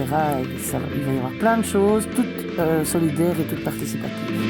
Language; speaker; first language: French; native; French